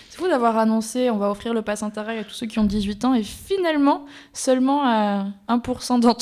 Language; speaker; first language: French; native; French